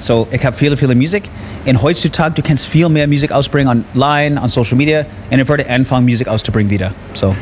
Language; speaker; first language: German; non-native, learner; English